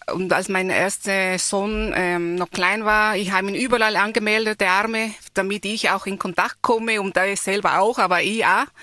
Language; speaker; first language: German; non-native, fluent; Spanish